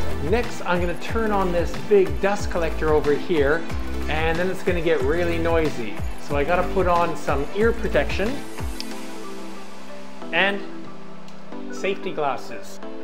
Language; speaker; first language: English; native; English